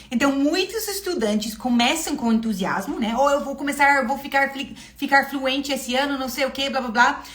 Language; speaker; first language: Portuguese; non-native, fluent; English